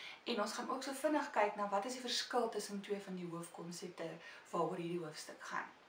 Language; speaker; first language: English; non-native, local second language; Afrikaans